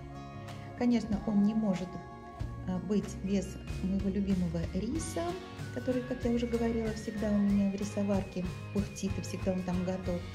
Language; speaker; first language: Russian; native; Russian